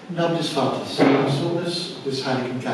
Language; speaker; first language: German; native; German